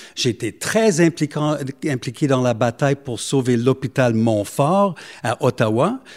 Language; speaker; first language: French; non-native, local second language; English